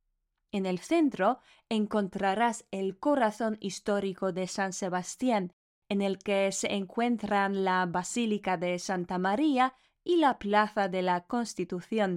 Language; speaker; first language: Spanish; non-native, fluent; Polish